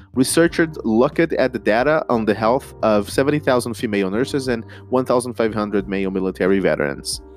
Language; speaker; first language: English; non-native, fluent; Portuguese